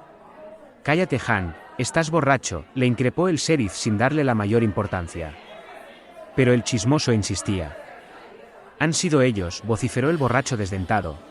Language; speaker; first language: Spanish; native; Spanish